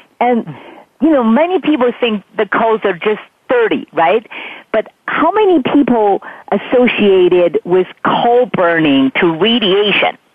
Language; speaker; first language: English; non-native, fluent; Chinese